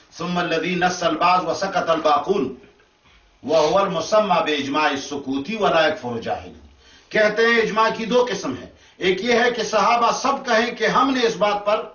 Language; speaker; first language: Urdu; non-native, local second language; Pashto